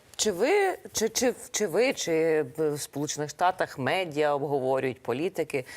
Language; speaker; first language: Ukrainian; native; Ukrainian